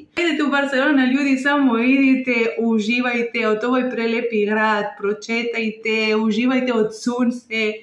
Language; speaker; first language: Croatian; non-native, learner; Spanish